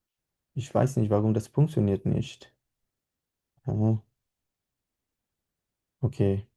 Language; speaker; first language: German; non-native, fluent; Bangla